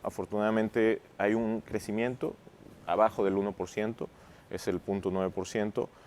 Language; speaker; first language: Spanish; native; Spanish